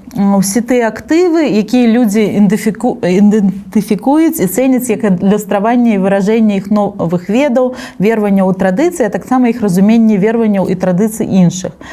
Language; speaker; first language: Belarusian; non-native, local second language; Russian